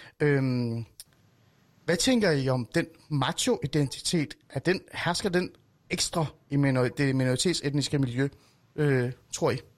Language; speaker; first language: Danish; early bilingual, other home language; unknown